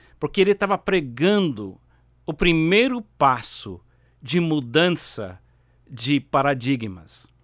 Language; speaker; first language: Portuguese; non-native, fluent; English